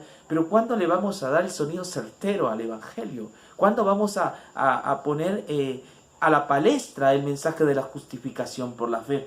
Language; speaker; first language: Spanish; native; Spanish